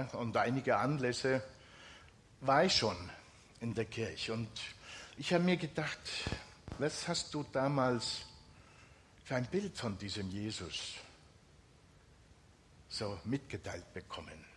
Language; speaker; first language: German; non-native, fluent; Finnish